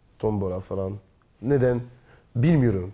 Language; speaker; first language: Turkish; non-native, learner; French